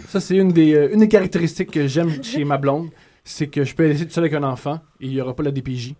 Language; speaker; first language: French; native; French